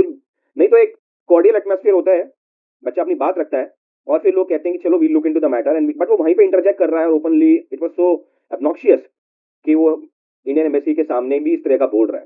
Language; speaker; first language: Hindi; native; Hindi